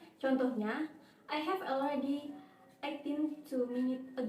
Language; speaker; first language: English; non-native, learner; Indonesian